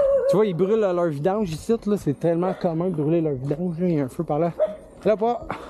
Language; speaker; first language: French; native; French